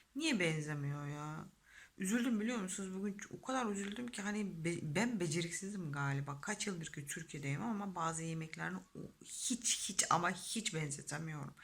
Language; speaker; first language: Turkish; non-native, fluent; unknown